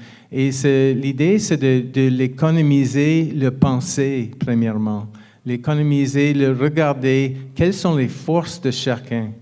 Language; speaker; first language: French; non-native, fluent; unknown